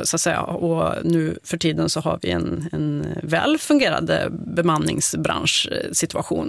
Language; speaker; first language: Swedish; native; Swedish